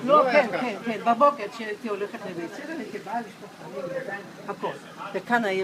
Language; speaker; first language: Hebrew; non-native, fluent; Georgian